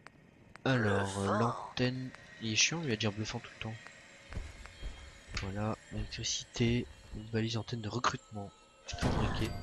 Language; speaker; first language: French; native; French